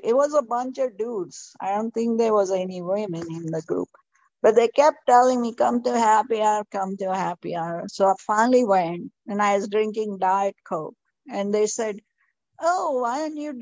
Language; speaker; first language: English; non-native, local second language; Marathi